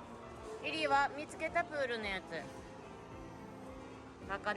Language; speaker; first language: Japanese; native; Japanese